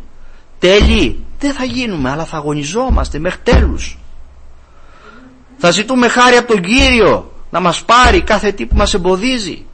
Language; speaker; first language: Greek; native; Greek